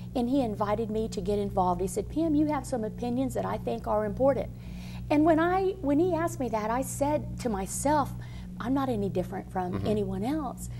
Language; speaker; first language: English; native; English